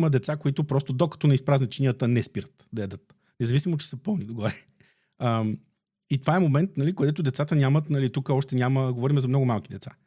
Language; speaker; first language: Bulgarian; native; Bulgarian